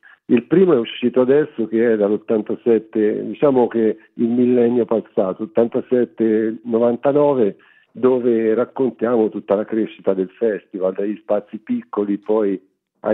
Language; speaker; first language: Italian; native; Italian